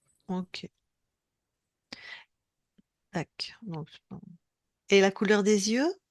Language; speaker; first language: French; native; French